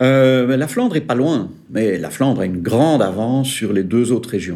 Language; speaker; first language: French; native; French